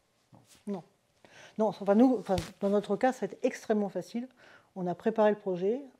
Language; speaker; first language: French; native; French